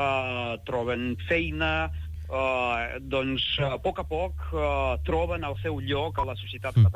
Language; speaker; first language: Catalan; non-native, fluent; Ukrainian